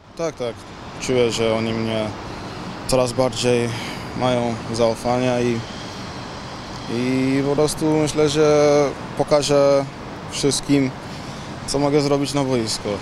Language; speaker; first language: Polish; non-native, fluent; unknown